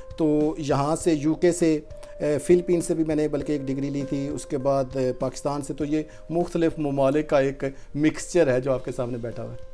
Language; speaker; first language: Hindi; non-native, local second language; Punjabi